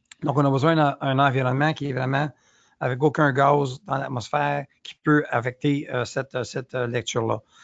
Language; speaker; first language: French; native; French